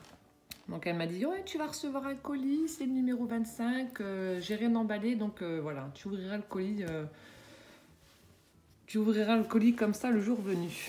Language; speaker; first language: French; native; French